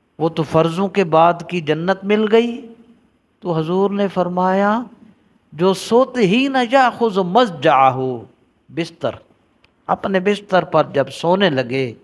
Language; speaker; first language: Urdu; native; Urdu